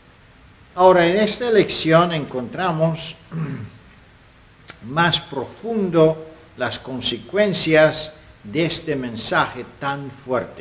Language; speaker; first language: Spanish; non-native, fluent; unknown